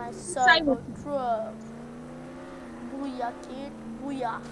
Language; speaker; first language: English; non-native, learner; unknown